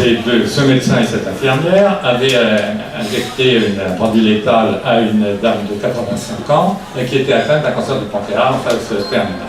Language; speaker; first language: French; native; French